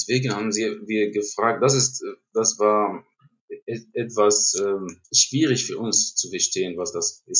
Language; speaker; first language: German; non-native, learner; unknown